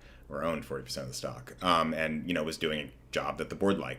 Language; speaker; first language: English; native; English